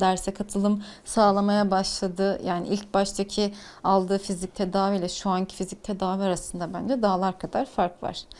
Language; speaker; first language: Turkish; native; Turkish